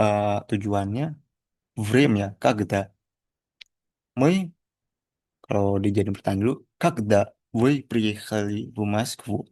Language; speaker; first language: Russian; non-native, learner; Indonesian